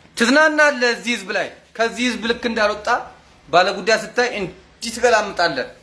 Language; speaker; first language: Amharic; non-native, local second language; Oromo